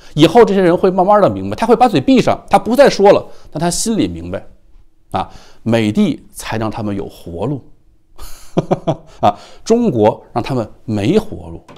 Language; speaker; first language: Chinese; native; Chinese